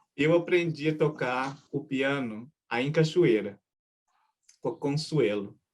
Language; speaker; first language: Portuguese; early bilingual, other home language; Japanese